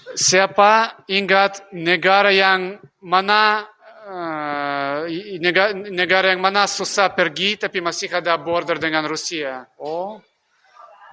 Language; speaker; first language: Indonesian; non-native, learner; Russian